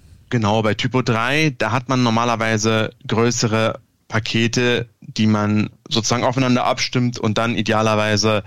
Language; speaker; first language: German; native; German